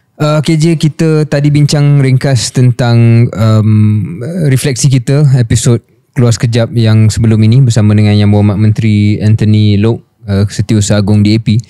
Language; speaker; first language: Malay; native; Malay